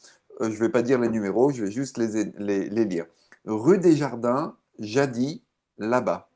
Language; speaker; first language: French; native; French